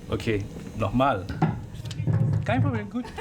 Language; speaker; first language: German; non-native, fluent; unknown